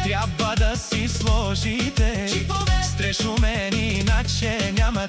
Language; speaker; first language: Bulgarian; non-native, local second language; Romany